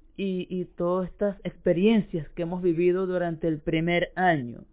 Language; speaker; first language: Spanish; native; Spanish